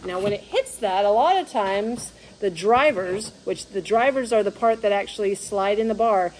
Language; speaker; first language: English; native; English